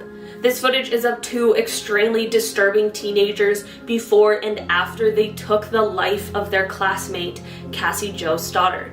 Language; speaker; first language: English; native; English